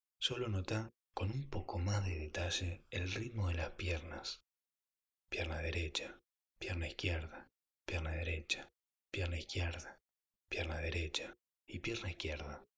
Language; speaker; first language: Spanish; native; Spanish